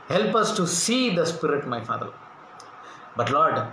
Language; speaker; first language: English; non-native, local second language; Telugu